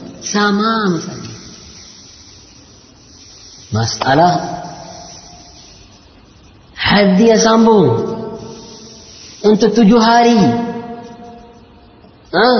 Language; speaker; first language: Indonesian; non-native, learner; Arabic